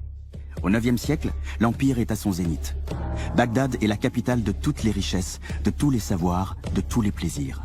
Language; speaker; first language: French; native; French